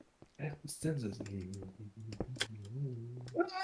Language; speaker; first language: German; native; German